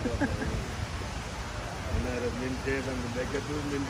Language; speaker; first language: Norwegian; non-native, learner; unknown